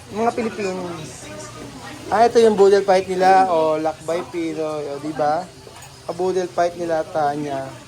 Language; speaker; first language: Filipino; native; Filipino